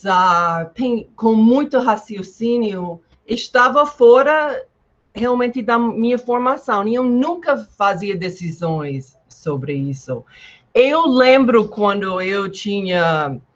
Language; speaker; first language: Portuguese; non-native, fluent; English